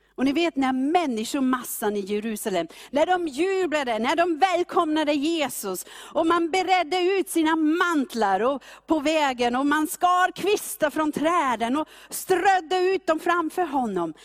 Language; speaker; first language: Swedish; non-native, fluent; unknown